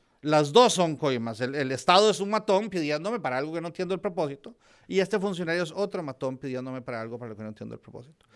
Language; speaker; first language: Spanish; native; Spanish